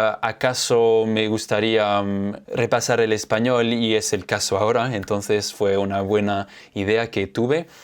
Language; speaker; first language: Spanish; non-native, fluent; French